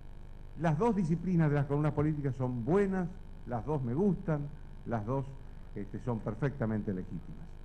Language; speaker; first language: Spanish; native; Spanish